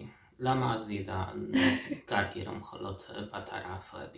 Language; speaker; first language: Georgian; non-native, learner; Polish